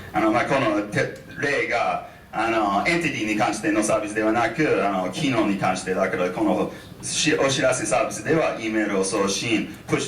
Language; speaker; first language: Japanese; non-native, fluent; English